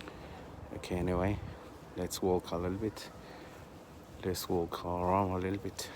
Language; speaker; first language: English; non-native, learner; Spanish